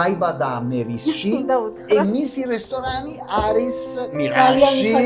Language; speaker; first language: Georgian; non-native, learner; Italian